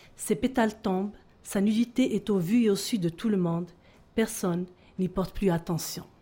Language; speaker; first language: French; non-native, local second language; Arabic